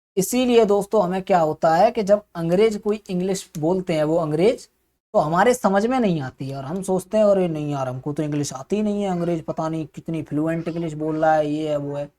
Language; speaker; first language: Hindi; native; Hindi